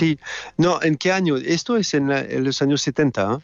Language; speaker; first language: Spanish; non-native, fluent; French